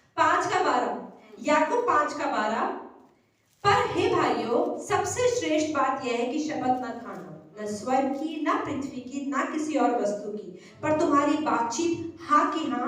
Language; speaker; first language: Hindi; native; Hindi